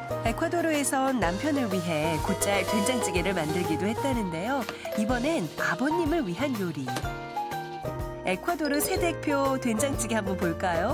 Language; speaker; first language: Korean; native; Korean